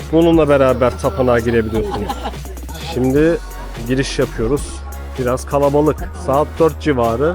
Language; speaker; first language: Turkish; native; Turkish